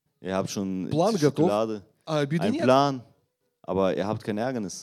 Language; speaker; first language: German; non-native, learner; Russian